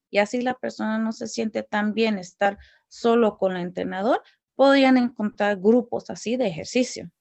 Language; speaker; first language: Spanish; early bilingual, heritage; Spanish